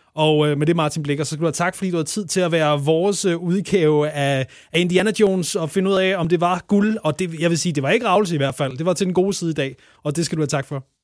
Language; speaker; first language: Danish; native; Danish